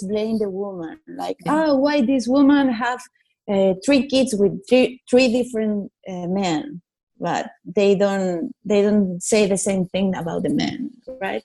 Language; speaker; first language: English; non-native, fluent; Italian